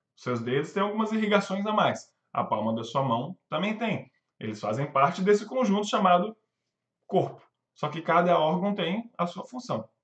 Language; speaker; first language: Portuguese; native; Portuguese